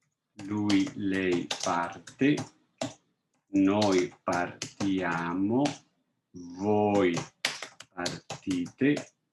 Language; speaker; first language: Italian; non-native, fluent; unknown